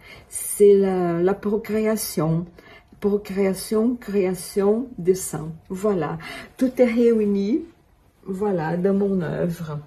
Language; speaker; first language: French; non-native, fluent; Portuguese